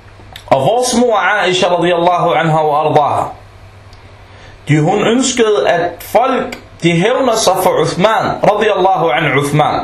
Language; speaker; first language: Danish; non-native, local second language; Arabic